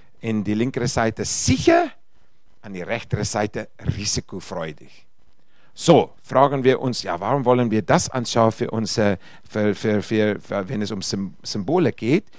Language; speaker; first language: German; non-native, fluent; Afrikaans